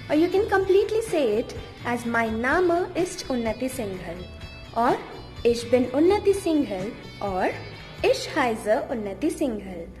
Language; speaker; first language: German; non-native, learner; Hindi